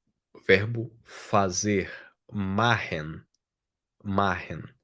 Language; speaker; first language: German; non-native, fluent; Portuguese